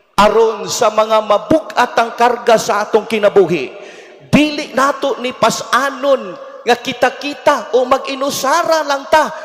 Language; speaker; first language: Cebuano; native; Cebuano